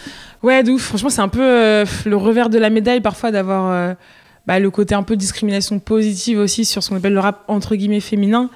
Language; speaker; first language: French; native; French